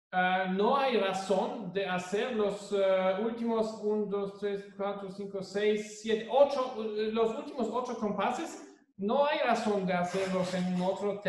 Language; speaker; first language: Spanish; non-native, fluent; German